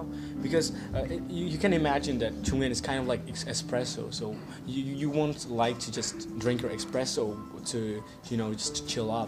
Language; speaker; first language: English; non-native, fluent; Vietnamese